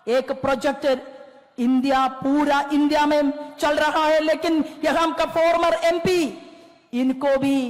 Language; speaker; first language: Hindi; non-native, local second language; Malayalam